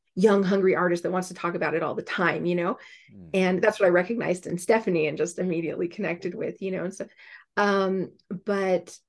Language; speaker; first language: English; native; English